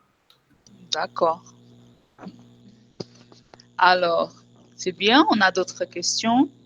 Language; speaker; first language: French; non-native, fluent; Portuguese